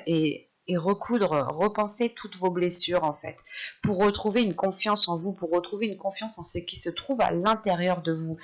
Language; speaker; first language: French; native; French